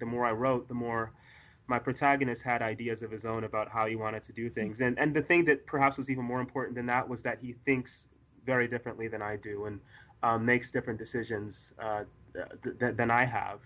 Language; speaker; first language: English; native; English